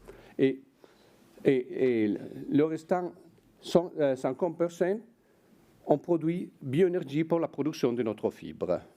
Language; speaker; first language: French; non-native, fluent; Italian